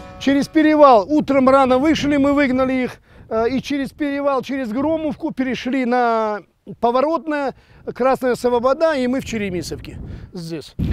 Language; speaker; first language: Russian; non-native, local second language; Crimean Tatar